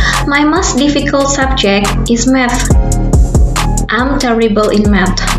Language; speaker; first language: English; non-native, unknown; Indonesian